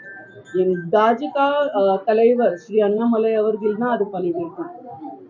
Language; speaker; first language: Tamil; non-native, learner; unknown